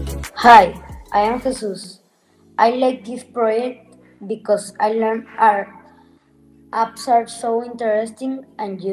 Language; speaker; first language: English; non-native, learner; Spanish